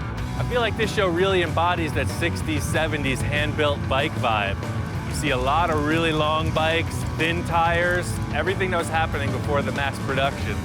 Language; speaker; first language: English; native; English